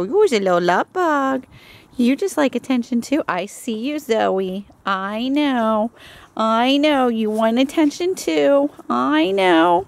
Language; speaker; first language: English; native; English